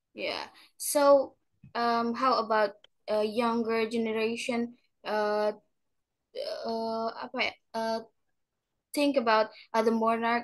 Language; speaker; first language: English; non-native, learner; Indonesian